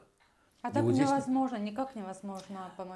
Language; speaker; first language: Russian; non-native, learner; Estonian